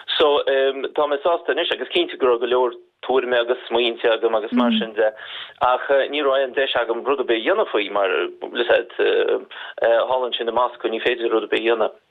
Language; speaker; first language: Irish; non-native, fluent; Russian